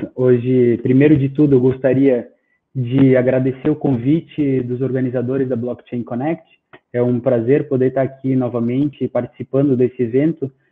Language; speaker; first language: Portuguese; non-native, fluent; Spanish